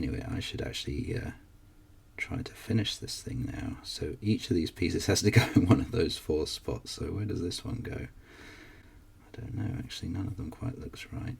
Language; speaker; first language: English; native; English